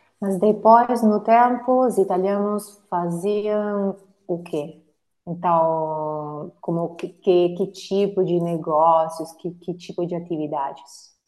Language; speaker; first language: Portuguese; non-native, fluent; Italian